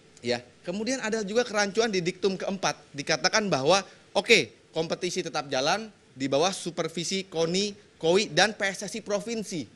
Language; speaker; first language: Indonesian; native; Indonesian